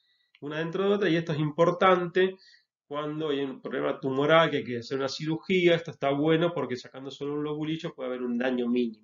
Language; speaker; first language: Spanish; native; Spanish